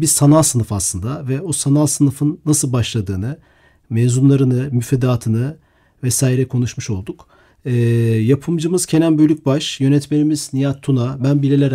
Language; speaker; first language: Turkish; native; Turkish